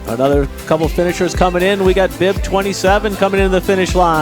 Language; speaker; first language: English; native; English